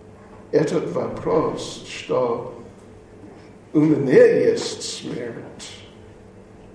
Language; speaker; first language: Russian; non-native, learner; English